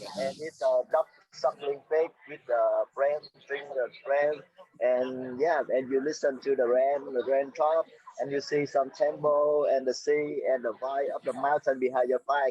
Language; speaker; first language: English; non-native, fluent; Vietnamese